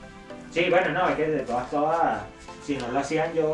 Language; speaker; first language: Spanish; native; Spanish